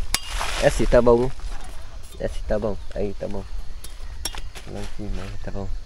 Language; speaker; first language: Portuguese; non-native, learner; Vietnamese